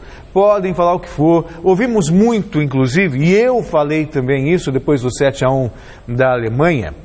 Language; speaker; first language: Portuguese; native; Portuguese